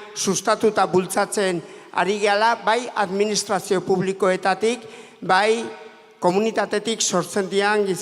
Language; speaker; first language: Basque; native; Basque